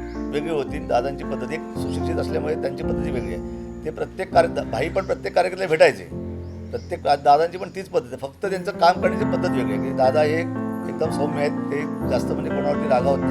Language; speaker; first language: Marathi; native; Marathi